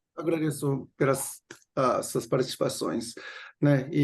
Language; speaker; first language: Portuguese; non-native, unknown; Japanese